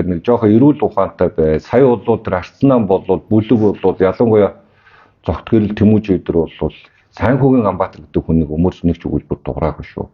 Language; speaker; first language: Mongolian; native; Mongolian